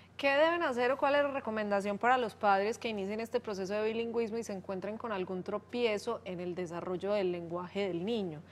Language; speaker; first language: Spanish; native; Spanish